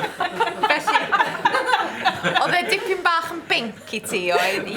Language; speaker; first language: Welsh; native; Welsh